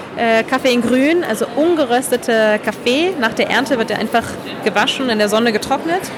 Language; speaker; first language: German; non-native, fluent; Catalan